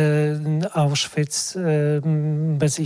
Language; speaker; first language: German; non-native, fluent; Polish